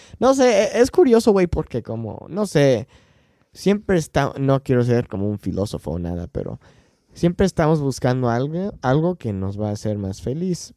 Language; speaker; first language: Spanish; non-native, fluent; English